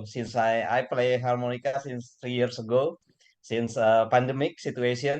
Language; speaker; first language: English; non-native, learner; Indonesian